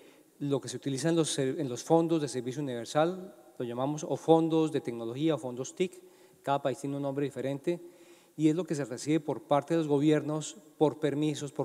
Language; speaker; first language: Spanish; native; Spanish